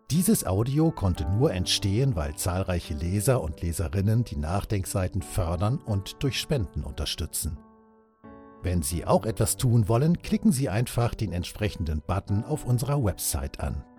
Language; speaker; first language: German; native; German